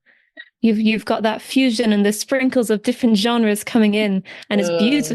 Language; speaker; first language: English; native; English